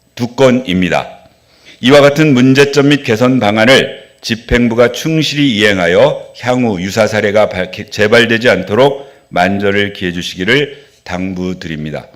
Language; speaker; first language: Korean; native; Korean